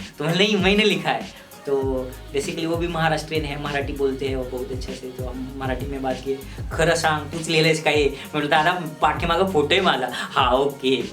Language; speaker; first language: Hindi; non-native, local second language; Marathi